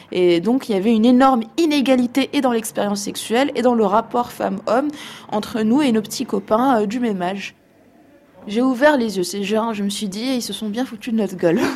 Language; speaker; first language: French; non-native, local second language; Arabic